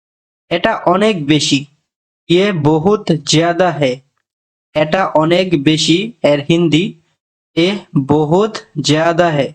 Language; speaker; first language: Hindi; non-native, fluent; Bangla